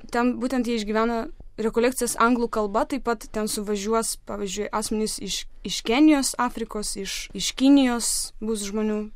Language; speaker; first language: Lithuanian; non-native, local second language; Polish